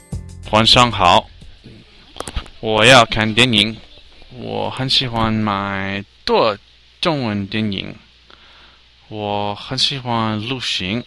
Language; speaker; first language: Chinese; non-native, learner; English